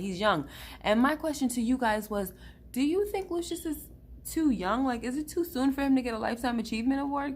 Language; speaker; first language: English; native; English